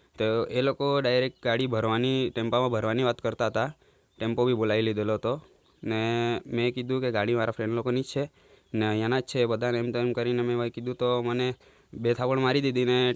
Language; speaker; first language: Gujarati; non-native, local second language; Gamit